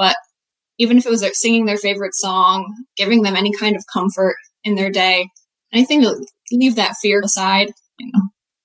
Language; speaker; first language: English; native; English